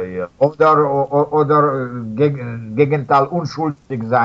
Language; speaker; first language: German; non-native, learner; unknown